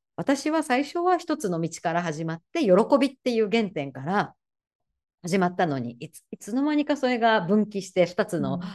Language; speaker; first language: Japanese; native; Japanese